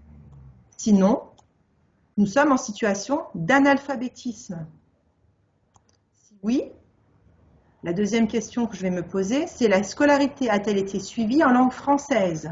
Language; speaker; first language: French; native; French